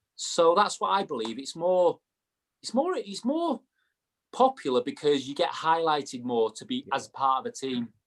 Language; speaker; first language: English; native; English